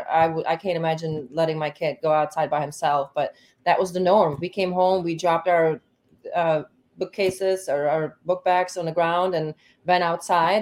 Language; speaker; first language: English; non-native, fluent; Czech